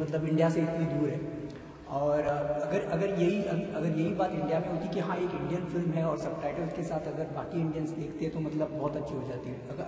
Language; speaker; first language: Hindi; non-native, local second language; Konkani